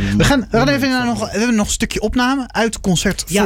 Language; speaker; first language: Dutch; native; Dutch